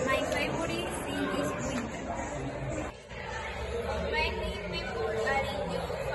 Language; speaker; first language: English; non-native, learner; Spanish